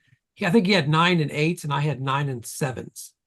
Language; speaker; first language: English; native; English